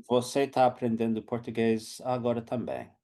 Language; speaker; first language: Portuguese; non-native, fluent; English